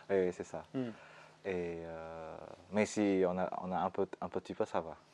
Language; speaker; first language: French; non-native, fluent; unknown